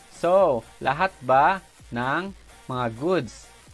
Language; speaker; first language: Filipino; native; Filipino